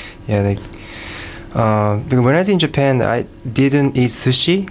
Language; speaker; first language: English; non-native, learner; Japanese